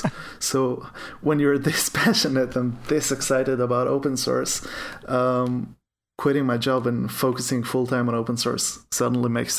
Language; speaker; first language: English; non-native, fluent; Hebrew